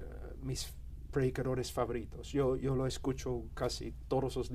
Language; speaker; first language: Spanish; non-native, fluent; English